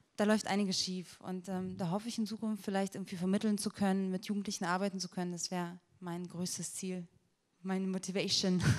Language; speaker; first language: German; native; German